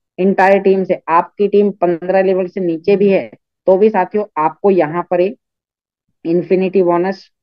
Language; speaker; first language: Hindi; native; Hindi